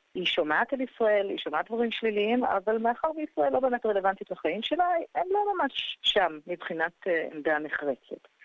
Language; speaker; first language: Hebrew; early bilingual, other home language; English